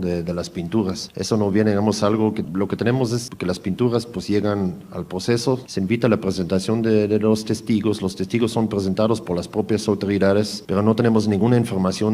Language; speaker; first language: Spanish; native; Spanish